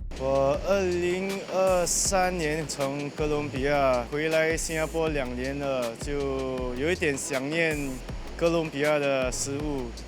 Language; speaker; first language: Chinese; native; Chinese